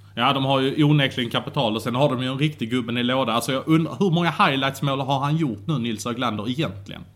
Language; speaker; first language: Swedish; native; Swedish